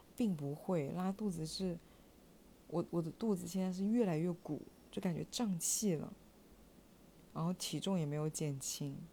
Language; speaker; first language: Chinese; native; Chinese